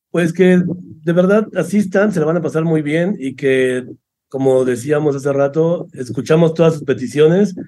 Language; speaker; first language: Spanish; native; Spanish